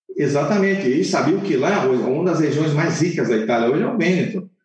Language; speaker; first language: Portuguese; non-native, fluent; Italian